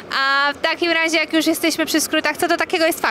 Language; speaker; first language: Polish; native; Polish